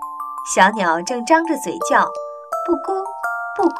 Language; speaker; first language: Chinese; native; Chinese